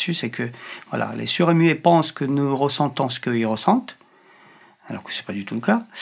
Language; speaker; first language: French; non-native, fluent; Polish